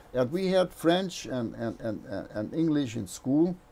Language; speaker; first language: English; non-native, fluent; Portuguese